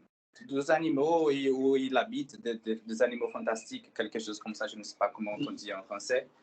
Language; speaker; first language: French; non-native, fluent; Portuguese